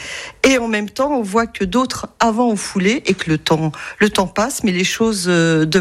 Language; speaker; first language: French; native; French